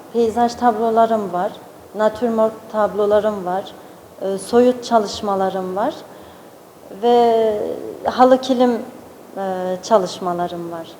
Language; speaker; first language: Turkish; early bilingual, heritage; Turkish